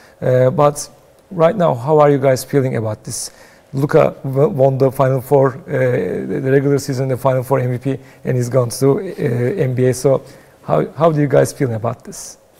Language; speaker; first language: English; non-native, fluent; Turkish